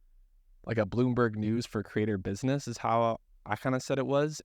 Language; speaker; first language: English; native; English